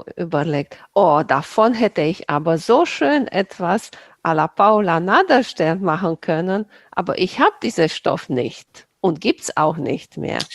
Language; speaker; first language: German; non-native, fluent; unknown